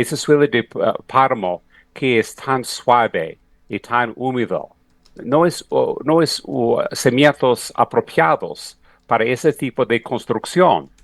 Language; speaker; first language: Spanish; non-native, fluent; English